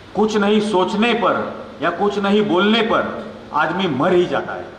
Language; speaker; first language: Hindi; non-native, local second language; Marathi